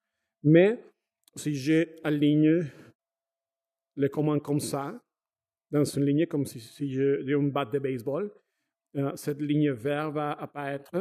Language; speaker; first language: French; non-native, fluent; Spanish